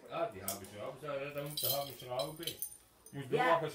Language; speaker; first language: German; non-native, learner; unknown